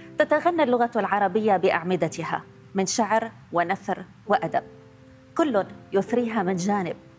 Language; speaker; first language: Arabic; native; Arabic